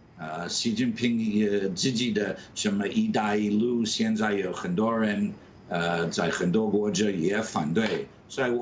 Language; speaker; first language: Chinese; non-native, fluent; English